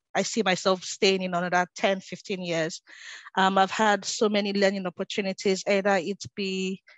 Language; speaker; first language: English; non-native, local second language; Yoruba